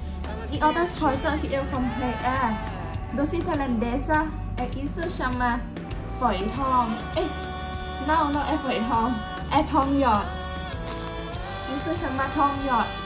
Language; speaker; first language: Portuguese; non-native, learner; Thai